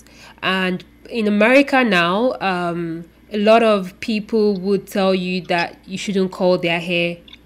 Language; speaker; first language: English; non-native, local second language; Yoruba